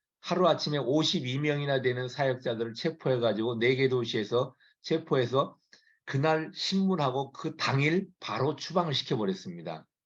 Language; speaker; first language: Korean; native; Korean